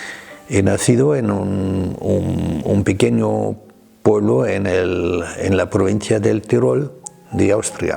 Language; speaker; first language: Spanish; non-native, fluent; German